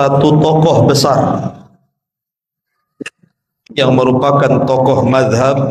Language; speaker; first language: Indonesian; native; Indonesian